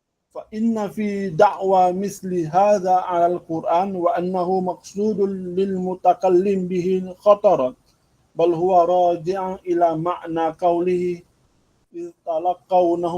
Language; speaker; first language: Arabic; non-native, fluent; Malay